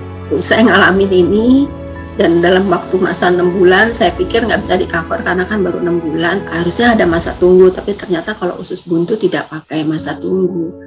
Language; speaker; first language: Indonesian; native; Indonesian